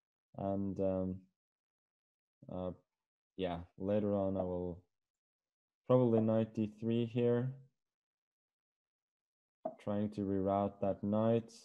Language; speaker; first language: English; non-native, fluent; Norwegian